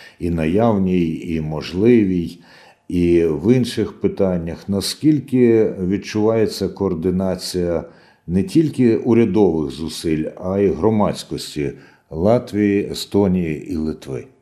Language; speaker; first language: Ukrainian; native; Ukrainian